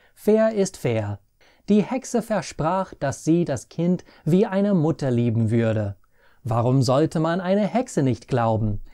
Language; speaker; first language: German; non-native, fluent; English